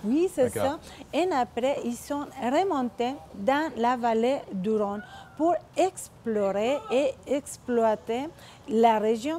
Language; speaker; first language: French; non-native, fluent; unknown